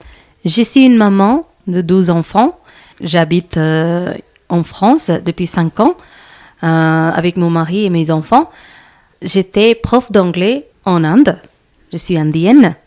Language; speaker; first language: French; non-native, learner; Malayalam